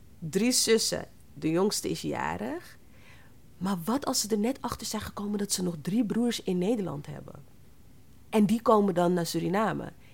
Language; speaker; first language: Dutch; native; Dutch